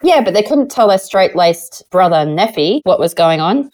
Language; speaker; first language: English; native; English